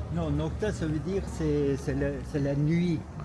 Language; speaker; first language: French; non-native, fluent; Turkish